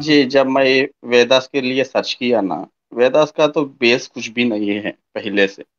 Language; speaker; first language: Hindi; non-native, local second language; Telugu